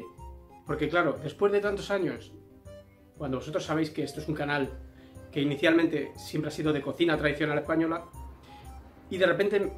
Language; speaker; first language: Spanish; native; Spanish